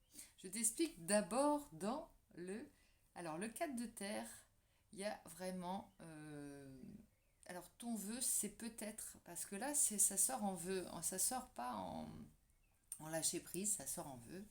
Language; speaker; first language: French; native; French